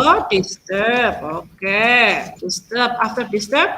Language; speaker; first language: English; non-native, fluent; Indonesian